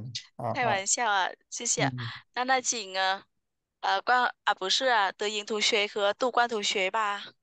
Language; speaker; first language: Chinese; non-native, fluent; Vietnamese